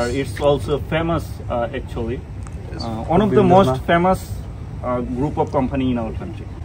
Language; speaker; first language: English; non-native, local second language; Bangla